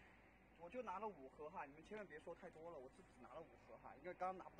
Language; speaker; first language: Chinese; native; Chinese